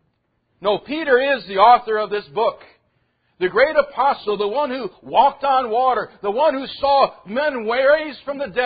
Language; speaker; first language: English; native; English